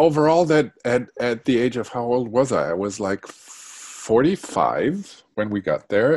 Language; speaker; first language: English; non-native, fluent; Spanish